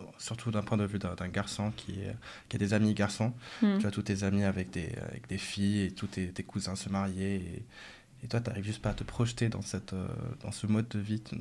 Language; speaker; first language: French; non-native, local second language; Arabic